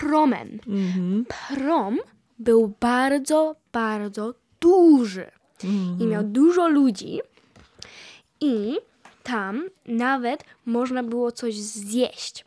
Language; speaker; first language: Polish; early bilingual, heritage; Polish